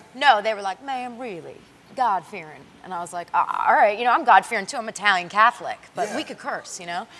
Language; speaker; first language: English; native; English